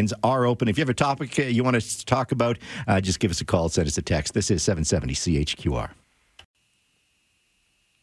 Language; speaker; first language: English; native; English